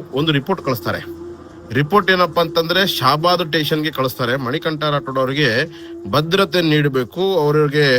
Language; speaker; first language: Kannada; non-native, local second language; Lambadi